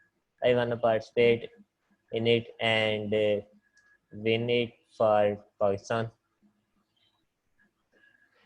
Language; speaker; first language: English; non-native, learner; Punjabi